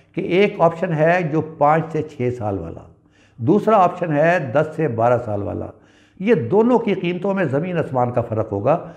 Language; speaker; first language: Urdu; non-native, local second language; Punjabi